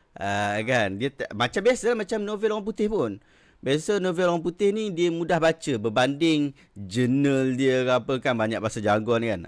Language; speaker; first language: Malay; native; Malay